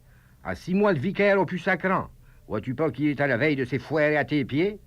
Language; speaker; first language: French; native; French